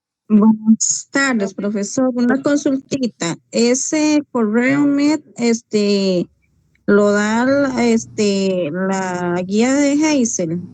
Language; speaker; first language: Spanish; native; Spanish